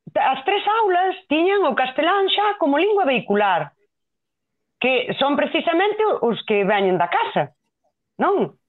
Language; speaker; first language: Galician; non-native, local second language; Spanish